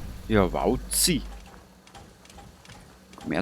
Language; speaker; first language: German; native; German